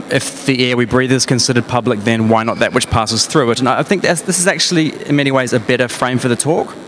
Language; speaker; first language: English; native; English